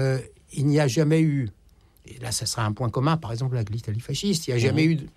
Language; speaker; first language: French; native; French